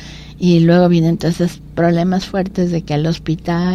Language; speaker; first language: Spanish; native; Spanish